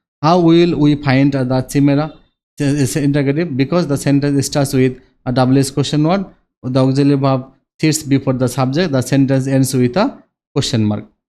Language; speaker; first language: English; non-native, local second language; Bangla